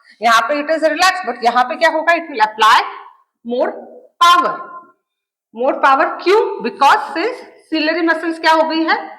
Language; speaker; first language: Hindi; native; Hindi